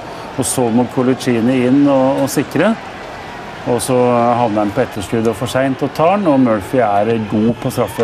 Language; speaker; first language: Norwegian; native; Norwegian